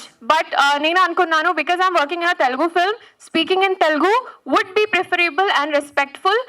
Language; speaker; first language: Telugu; non-native, learner; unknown